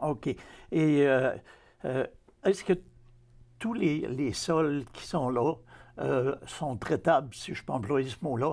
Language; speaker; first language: French; native; French